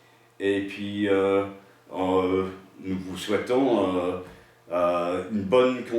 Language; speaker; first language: French; non-native, fluent; English